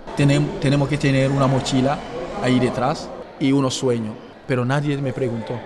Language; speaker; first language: Spanish; non-native, fluent; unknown